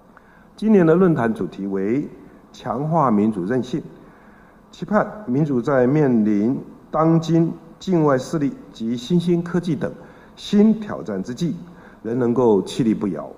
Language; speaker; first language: Chinese; native; Chinese